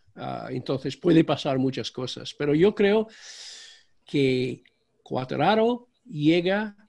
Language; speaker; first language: Spanish; non-native, fluent; English